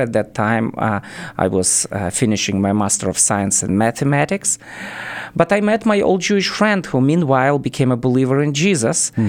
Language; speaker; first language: English; non-native, fluent; Ukrainian